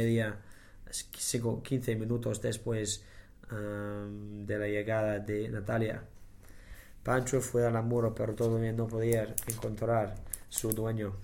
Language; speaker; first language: Spanish; non-native, learner; English